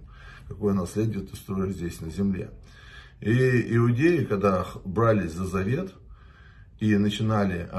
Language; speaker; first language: Russian; native; Russian